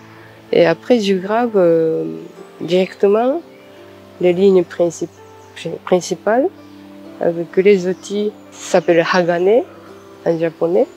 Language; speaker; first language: French; non-native, fluent; Japanese